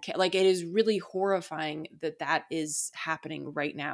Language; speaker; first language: English; native; English